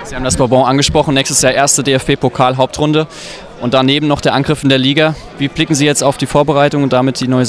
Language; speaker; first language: German; native; German